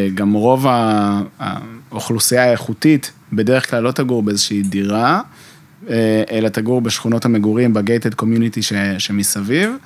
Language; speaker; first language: Hebrew; native; Hebrew